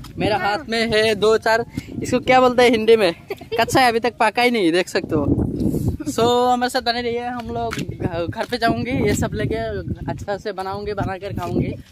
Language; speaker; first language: Hindi; non-native, local second language; Bangla